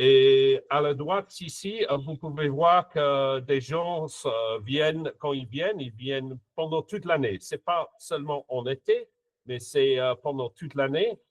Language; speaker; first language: French; non-native, fluent; English